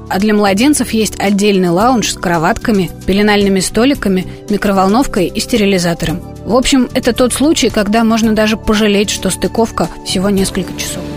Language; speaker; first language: Russian; native; Russian